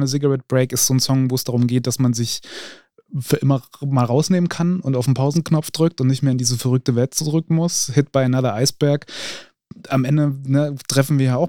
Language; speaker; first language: German; native; German